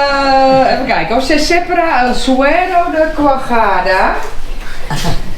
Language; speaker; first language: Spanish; non-native, learner; Dutch